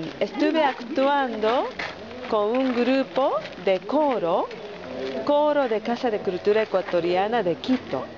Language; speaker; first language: Spanish; non-native, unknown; Japanese